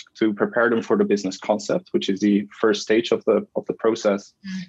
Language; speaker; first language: English; non-native, fluent; Dutch